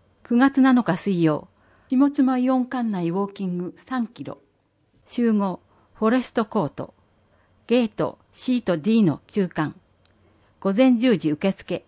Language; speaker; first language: Japanese; native; Japanese